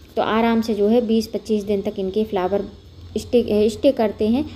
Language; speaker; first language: Hindi; non-native, local second language; Gujarati